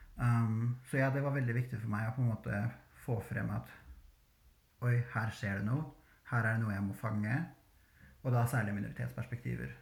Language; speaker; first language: Norwegian; early bilingual, other home language; Albanian